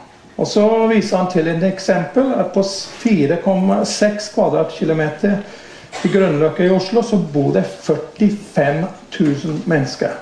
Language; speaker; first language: Norwegian; non-native, fluent; English